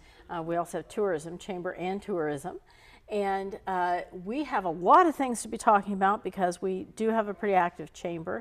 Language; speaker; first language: English; native; English